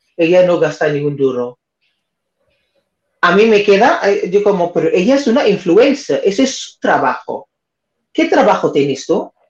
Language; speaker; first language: Spanish; non-native, fluent; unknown